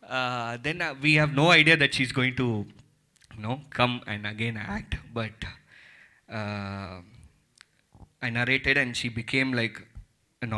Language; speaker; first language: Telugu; early bilingual, heritage; Telugu